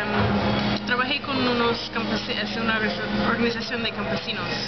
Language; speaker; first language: Spanish; non-native, fluent; English